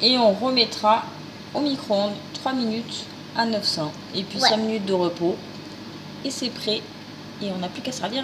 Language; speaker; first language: French; native; French